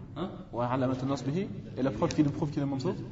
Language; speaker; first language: Arabic; non-native, fluent; French